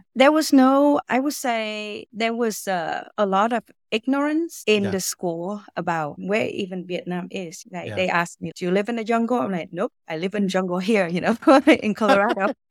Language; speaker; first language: English; non-native, fluent; Vietnamese